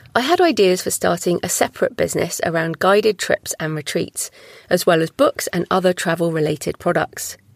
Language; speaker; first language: English; native; English